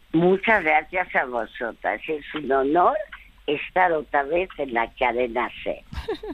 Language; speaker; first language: Spanish; early bilingual, other home language; French